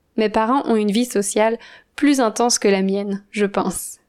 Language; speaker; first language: French; native; French